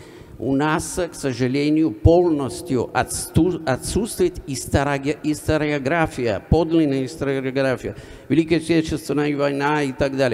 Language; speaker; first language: Russian; non-native, fluent; Italian